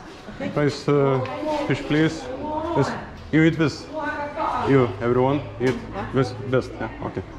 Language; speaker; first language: English; non-native, learner; Lithuanian